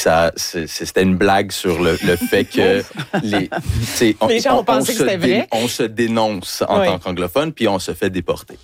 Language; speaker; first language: French; early bilingual, other home language; English